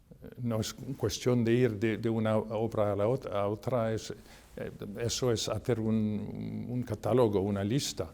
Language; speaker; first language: Spanish; non-native, fluent; French